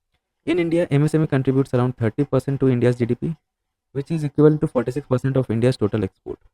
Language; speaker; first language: English; non-native, local second language; Hindi